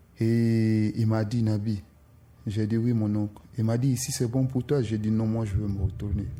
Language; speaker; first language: French; non-native, local second language; Susu